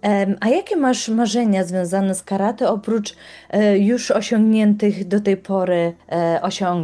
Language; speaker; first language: Polish; native; Polish